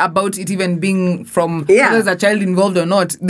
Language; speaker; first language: English; non-native, local second language; Swahili